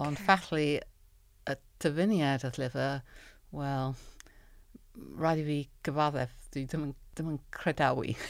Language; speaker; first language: Welsh; non-native, learner; English